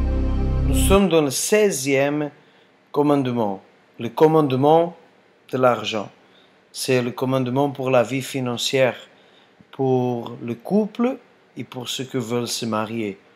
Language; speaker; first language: French; non-native, fluent; Portuguese